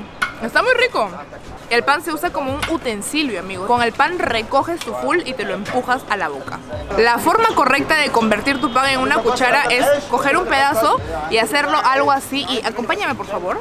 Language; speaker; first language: Spanish; native; Spanish